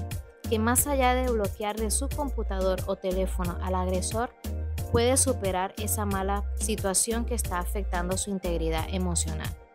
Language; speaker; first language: Spanish; native; Spanish